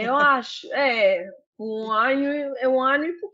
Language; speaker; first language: Portuguese; non-native, fluent; Spanish